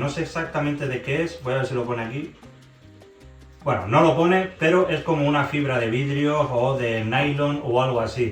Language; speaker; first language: Spanish; native; Spanish